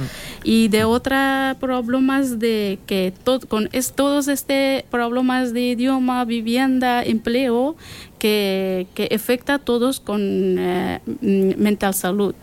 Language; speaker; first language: Spanish; non-native, learner; Persian